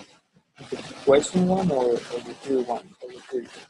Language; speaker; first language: English; non-native, learner; Spanish